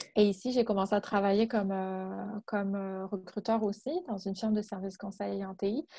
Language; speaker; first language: French; native; French